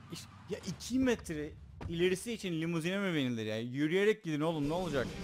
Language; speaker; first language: Turkish; native; Turkish